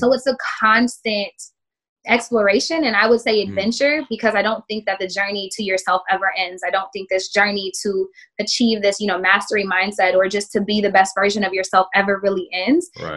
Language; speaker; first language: English; native; English